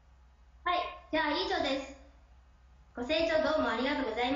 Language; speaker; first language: Japanese; non-native, learner; Chinese